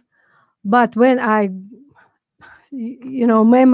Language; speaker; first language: English; non-native, fluent; Russian